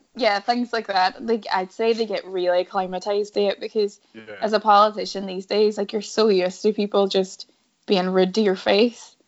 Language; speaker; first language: English; native; English